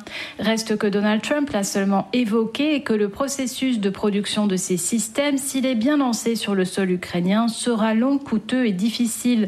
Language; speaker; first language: French; native; French